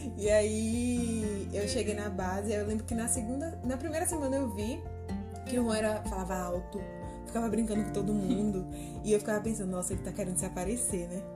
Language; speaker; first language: Portuguese; native; Portuguese